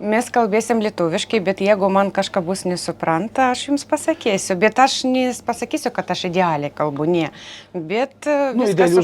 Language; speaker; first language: Lithuanian; non-native, learner; Ukrainian